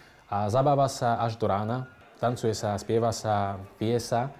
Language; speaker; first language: Slovak; early bilingual, other home language; Vietnamese